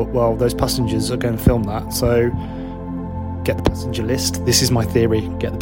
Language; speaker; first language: English; native; English